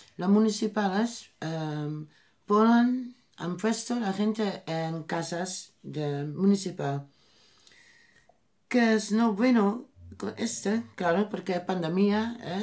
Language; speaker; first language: Spanish; non-native, learner; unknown